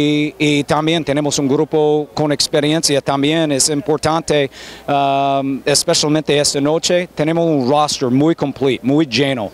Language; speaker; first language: Spanish; non-native, fluent; English